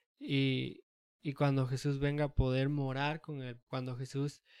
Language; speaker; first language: Spanish; early bilingual, heritage; Spanish